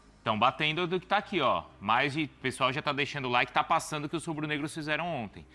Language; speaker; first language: Portuguese; native; Portuguese